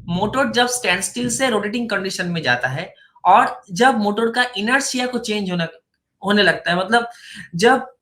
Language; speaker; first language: Hindi; non-native, local second language; Bangla